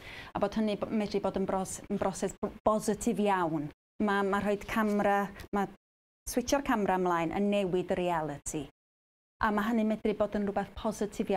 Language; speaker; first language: Welsh; native; Welsh